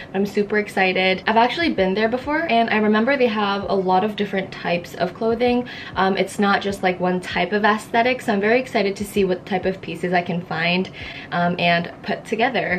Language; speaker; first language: English; early bilingual, other home language; Japanese